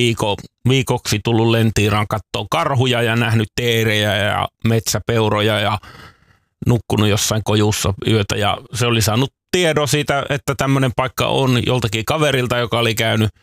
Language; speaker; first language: Finnish; native; Finnish